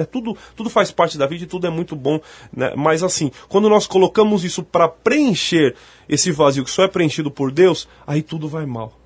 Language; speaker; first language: Portuguese; native; Portuguese